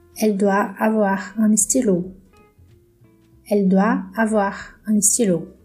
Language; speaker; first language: French; non-native, fluent; Portuguese